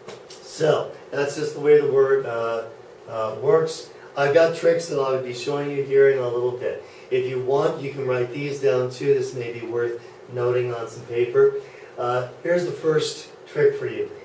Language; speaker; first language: English; native; English